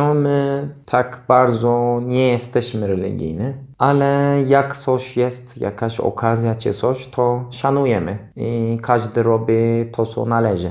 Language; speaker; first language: Polish; non-native, fluent; Turkish